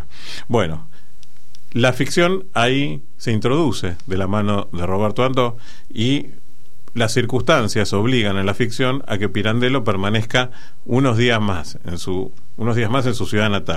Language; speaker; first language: Spanish; native; Spanish